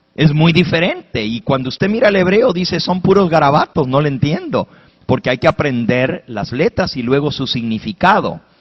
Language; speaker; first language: Spanish; early bilingual, heritage; Spanish